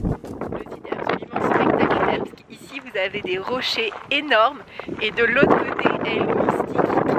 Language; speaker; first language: French; native; French